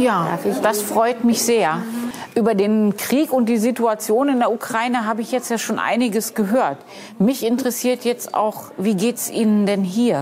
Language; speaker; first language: German; native; German